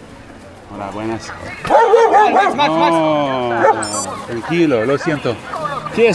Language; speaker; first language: Spanish; non-native, learner; English